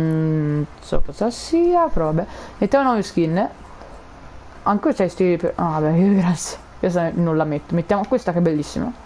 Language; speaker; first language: Italian; native; Italian